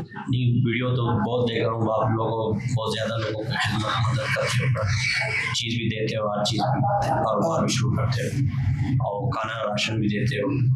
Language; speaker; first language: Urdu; non-native, local second language; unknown